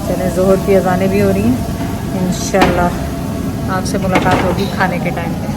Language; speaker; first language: Urdu; non-native, local second language; Punjabi